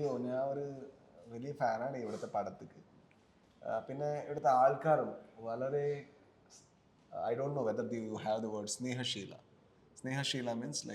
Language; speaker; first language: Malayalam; non-native, learner; Kannada